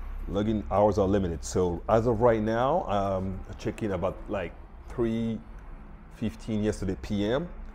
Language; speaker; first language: English; non-native, fluent; French